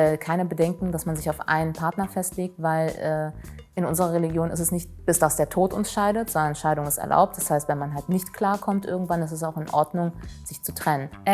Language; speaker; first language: German; early bilingual, other home language; Turkish